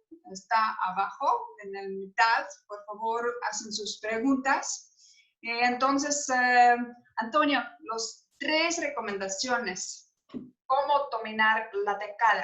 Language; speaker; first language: Spanish; non-native, learner; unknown